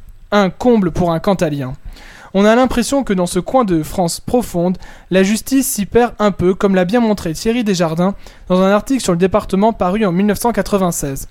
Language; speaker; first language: French; native; French